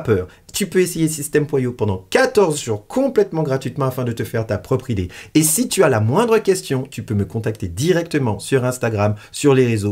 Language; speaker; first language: French; native; French